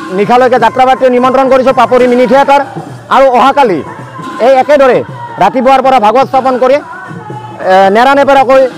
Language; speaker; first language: Assamese; native; Assamese